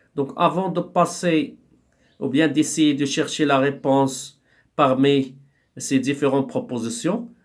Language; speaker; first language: French; non-native, local second language; Arabic